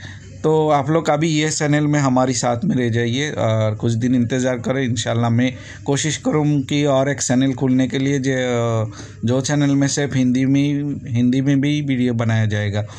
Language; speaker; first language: Hindi; non-native, local second language; Bangla